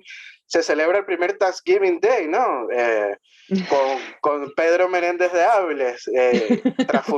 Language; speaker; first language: Spanish; native; Spanish